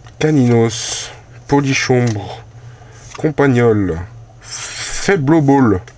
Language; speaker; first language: French; native; French